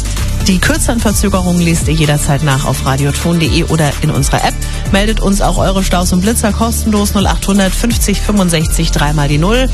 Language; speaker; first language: German; native; German